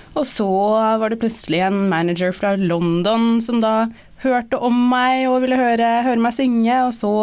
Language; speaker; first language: Norwegian; native; Norwegian